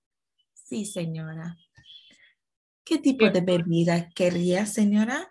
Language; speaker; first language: Spanish; non-native, fluent; English